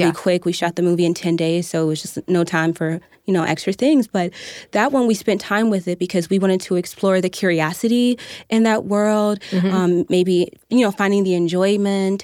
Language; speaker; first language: English; native; English